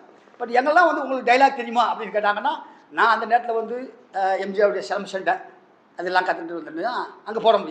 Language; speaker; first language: Tamil; native; Tamil